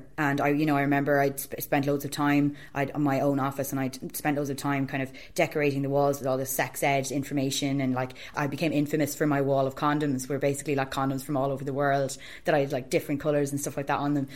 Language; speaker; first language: English; native; English